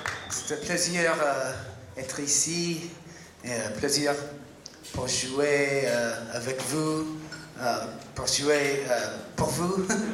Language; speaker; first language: French; non-native, learner; English